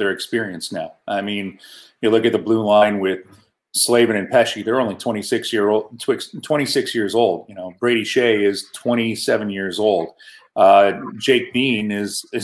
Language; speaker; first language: English; native; English